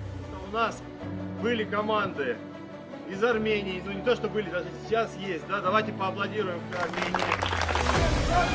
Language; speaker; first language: Russian; native; Russian